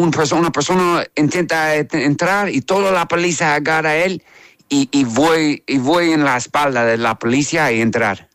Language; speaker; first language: Spanish; non-native, learner; English